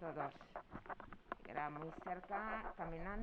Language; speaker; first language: Spanish; non-native, fluent; Wolof